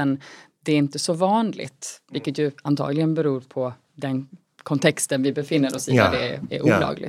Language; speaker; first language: Swedish; native; Swedish